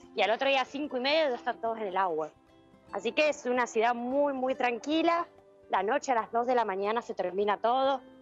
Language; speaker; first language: Spanish; native; Spanish